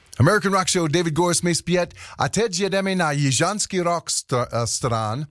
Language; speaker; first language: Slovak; non-native, learner; English